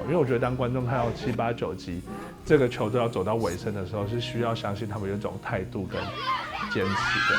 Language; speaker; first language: Chinese; native; Chinese